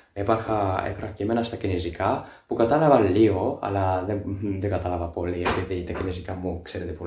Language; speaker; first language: Greek; non-native, learner; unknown